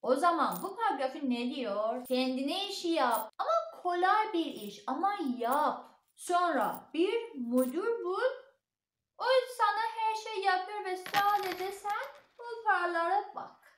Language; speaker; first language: Turkish; non-native, learner; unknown